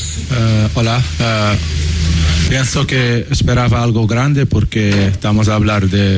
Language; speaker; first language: Spanish; non-native, fluent; Portuguese